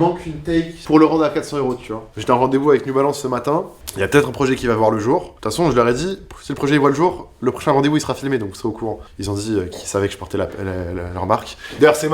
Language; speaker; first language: French; native; French